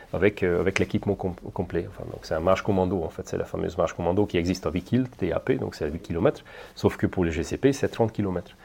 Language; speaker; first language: French; non-native, fluent; Hungarian